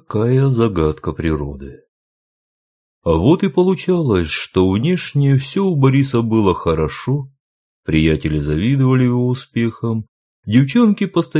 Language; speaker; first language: Russian; native; Russian